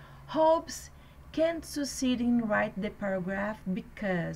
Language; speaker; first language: English; non-native, fluent; Portuguese